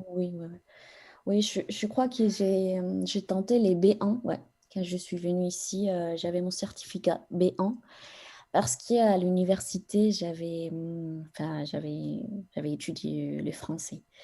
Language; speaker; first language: French; non-native, fluent; Spanish